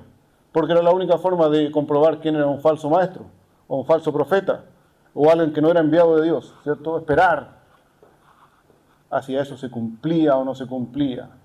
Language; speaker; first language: Spanish; native; Spanish